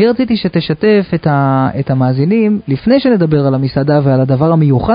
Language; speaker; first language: Hebrew; native; Hebrew